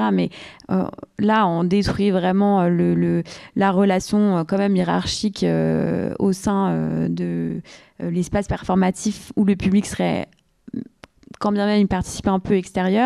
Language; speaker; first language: French; native; French